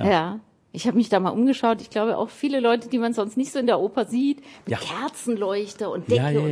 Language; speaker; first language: German; native; German